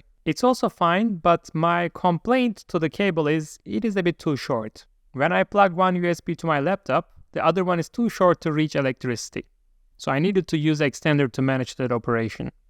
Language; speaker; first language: English; non-native, fluent; Turkish